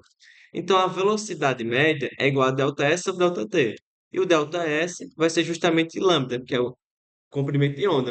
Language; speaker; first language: Portuguese; native; Portuguese